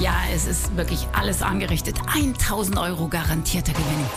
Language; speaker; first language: German; native; German